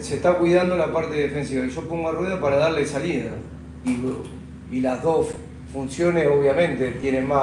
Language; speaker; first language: Spanish; native; Spanish